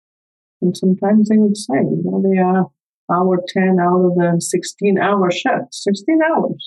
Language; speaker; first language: English; non-native, fluent; Spanish